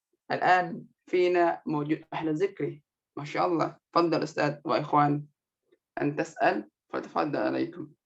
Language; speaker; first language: Arabic; non-native, learner; Indonesian